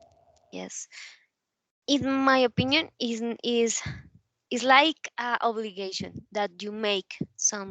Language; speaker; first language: English; non-native, learner; Spanish